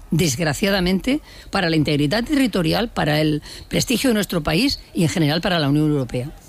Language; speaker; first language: Spanish; native; Spanish